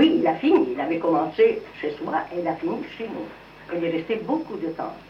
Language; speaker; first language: French; non-native, fluent; Italian